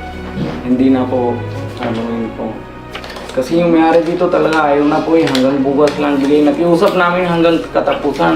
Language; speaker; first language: Filipino; non-native, learner; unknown